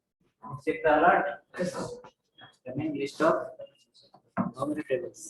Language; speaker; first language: English; non-native, local second language; Telugu